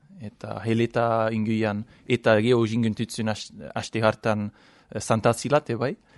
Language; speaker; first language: Basque; non-native, fluent; English